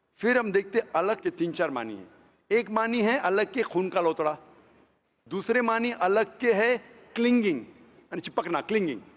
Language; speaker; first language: Hindi; non-native, local second language; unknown